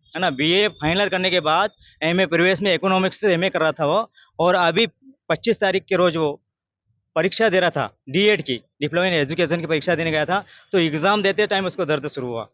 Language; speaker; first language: Hindi; native; Hindi